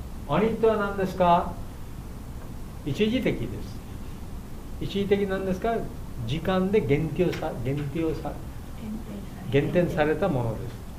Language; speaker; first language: Japanese; non-native, learner; Bangla